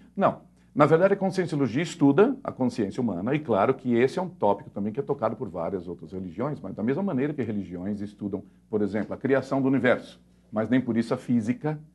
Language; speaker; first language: Portuguese; native; Portuguese